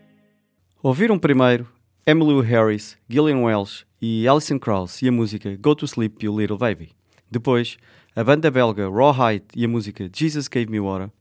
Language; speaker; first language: Portuguese; native; Portuguese